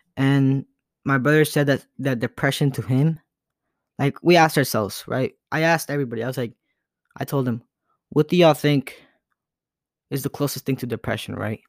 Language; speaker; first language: English; early bilingual, other home language; Spanish